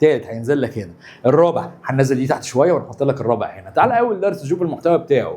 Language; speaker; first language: Arabic; native; Arabic